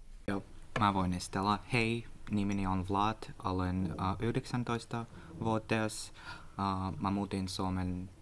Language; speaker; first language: Finnish; non-native, learner; Russian